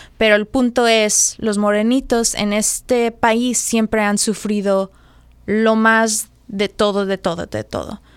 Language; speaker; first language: Spanish; early bilingual, heritage; Spanish